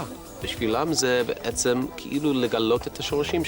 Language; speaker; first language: Hebrew; non-native, fluent; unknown